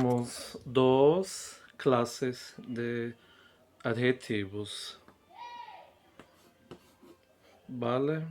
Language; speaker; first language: Spanish; non-native, fluent; Portuguese